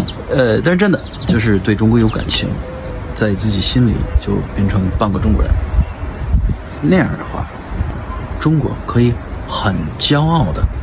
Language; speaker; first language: Chinese; non-native, fluent; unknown